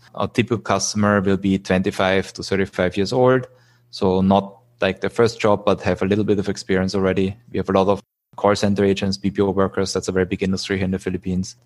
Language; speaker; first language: English; non-native, fluent; German